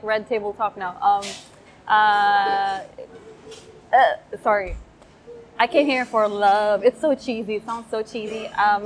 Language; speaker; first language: English; non-native, local second language; Cebuano